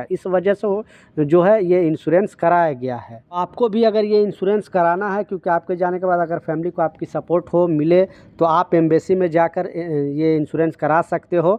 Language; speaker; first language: Hindi; native; Hindi